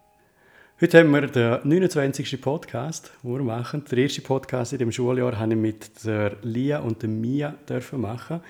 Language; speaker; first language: German; native; German